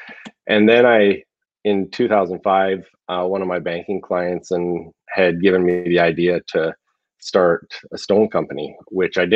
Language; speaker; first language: English; native; English